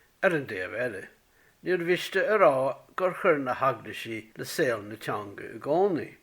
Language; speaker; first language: Irish; native; Irish